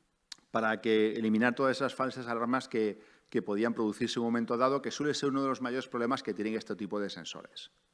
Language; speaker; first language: Spanish; native; Spanish